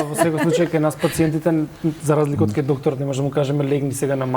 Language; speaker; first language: Macedonian; native; Macedonian